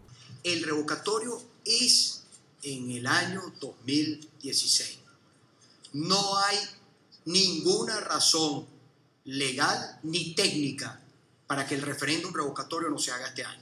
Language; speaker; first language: Spanish; native; Spanish